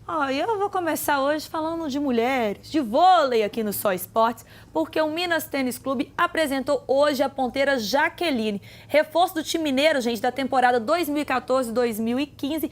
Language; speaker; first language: Portuguese; native; Portuguese